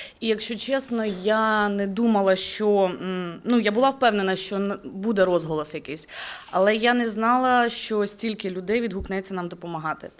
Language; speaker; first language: Ukrainian; native; Ukrainian